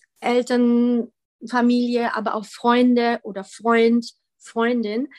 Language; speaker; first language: German; early bilingual, other home language; Polish